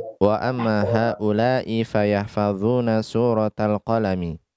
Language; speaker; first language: Arabic; non-native, fluent; Indonesian